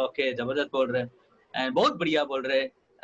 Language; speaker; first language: Hindi; non-native, local second language; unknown